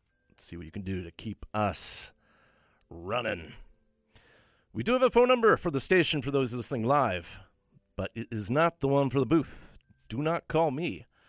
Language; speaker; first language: English; native; English